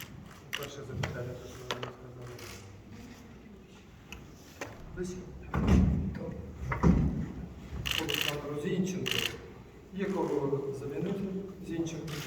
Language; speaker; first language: Ukrainian; non-native, local second language; Russian